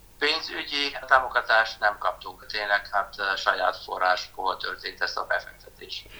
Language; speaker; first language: Hungarian; non-native, fluent; Dutch